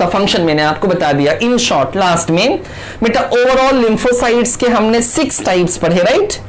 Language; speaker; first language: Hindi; native; Hindi